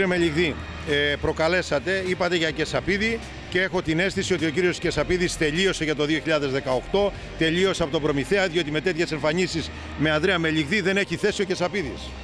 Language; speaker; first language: Greek; native; Greek